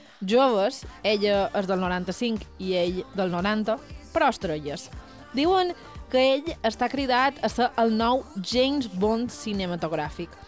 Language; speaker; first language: Catalan; native; Catalan